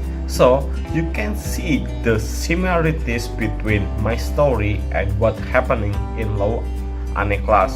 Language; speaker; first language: English; non-native, learner; Indonesian